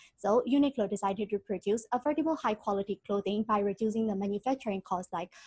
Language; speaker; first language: English; non-native, fluent; Burmese